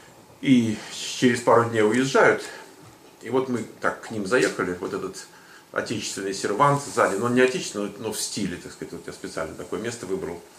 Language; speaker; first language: Russian; native; Russian